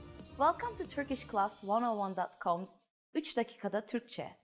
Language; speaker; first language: Turkish; native; Turkish